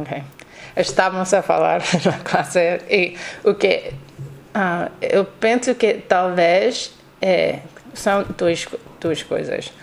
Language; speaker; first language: Portuguese; non-native, learner; English